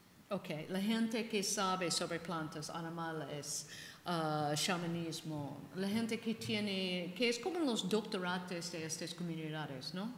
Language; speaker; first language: Spanish; non-native, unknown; English